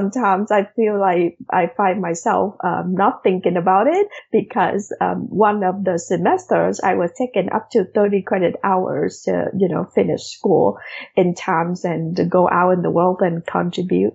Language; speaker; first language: English; non-native, fluent; Vietnamese